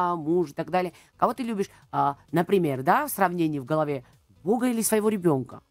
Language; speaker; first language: Russian; non-native, fluent; Georgian